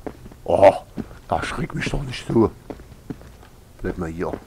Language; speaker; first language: German; native; German